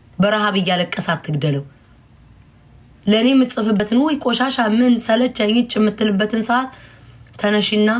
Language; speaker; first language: Amharic; native; Amharic